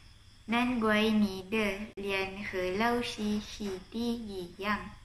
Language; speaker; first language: Chinese; non-native, learner; Malay